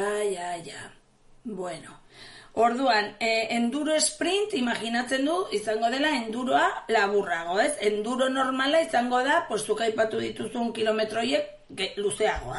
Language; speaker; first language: Basque; native; Basque